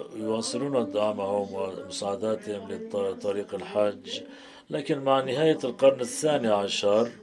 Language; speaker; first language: Arabic; non-native, fluent; Turkish